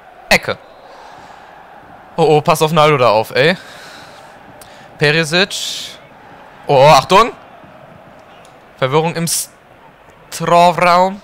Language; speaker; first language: German; native; German